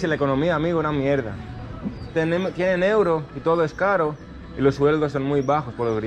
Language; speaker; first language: Spanish; non-native, learner; Greek